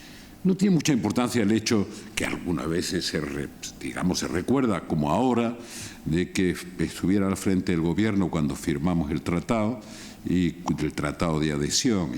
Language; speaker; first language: Spanish; native; Spanish